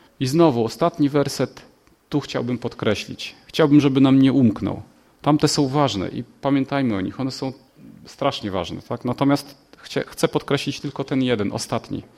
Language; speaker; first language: Polish; native; Polish